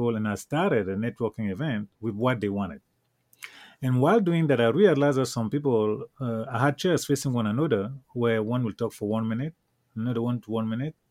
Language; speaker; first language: English; non-native, local second language; French